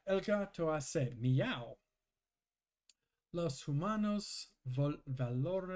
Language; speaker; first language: Spanish; non-native, learner; English